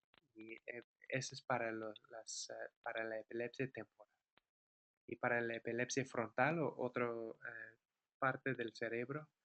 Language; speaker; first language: Spanish; non-native, fluent; English